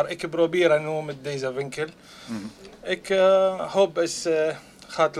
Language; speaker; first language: Dutch; non-native, learner; Arabic